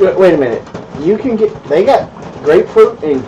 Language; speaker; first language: English; native; English